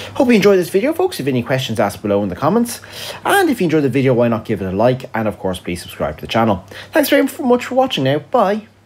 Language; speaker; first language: English; native; English